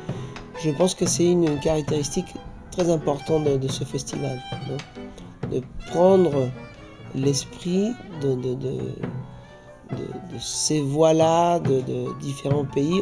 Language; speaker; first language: French; non-native, fluent; Spanish